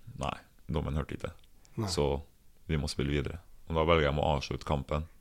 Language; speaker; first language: Norwegian; early bilingual, other home language; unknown